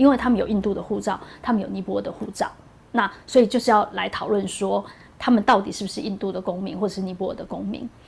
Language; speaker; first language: Chinese; native; Chinese